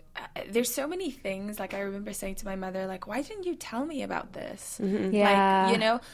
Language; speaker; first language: English; native; English